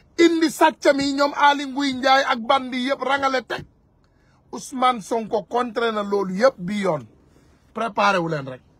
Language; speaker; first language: Wolof; non-native, local second language; Soninke